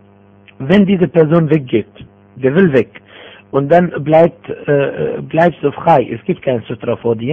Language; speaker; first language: German; non-native, fluent; Arabic